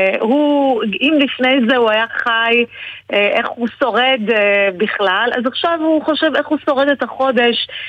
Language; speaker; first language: Hebrew; early bilingual, other home language; Persian